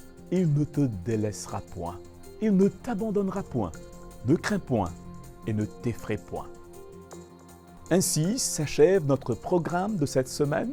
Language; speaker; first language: French; native; French